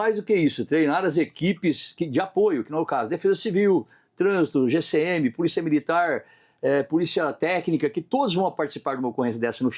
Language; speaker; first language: Portuguese; native; Portuguese